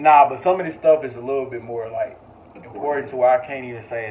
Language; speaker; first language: English; native; English